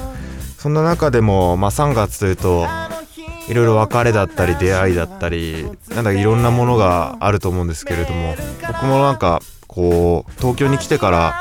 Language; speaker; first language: Japanese; native; Japanese